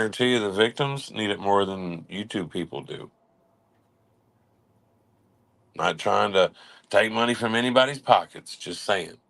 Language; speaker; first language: English; native; English